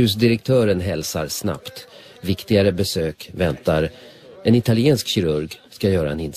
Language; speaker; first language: Swedish; native; Swedish